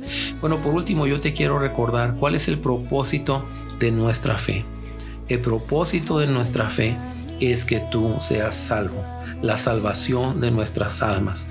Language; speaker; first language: Spanish; native; Spanish